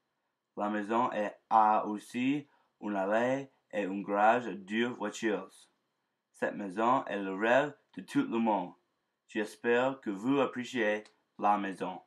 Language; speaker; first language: French; non-native, learner; English